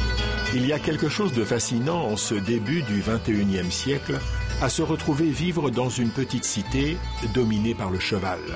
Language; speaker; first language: French; native; French